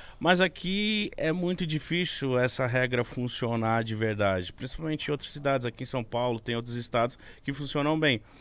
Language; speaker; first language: Portuguese; native; Portuguese